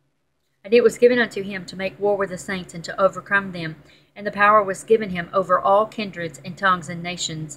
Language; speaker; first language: English; native; English